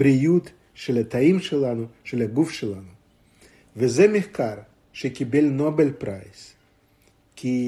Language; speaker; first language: Hebrew; non-native, fluent; Russian